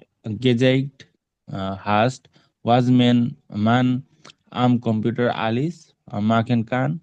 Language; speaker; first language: German; non-native, learner; Nepali